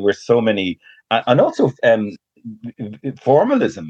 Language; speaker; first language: English; native; English